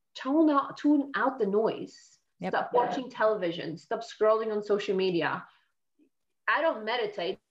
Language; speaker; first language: English; non-native, fluent; Polish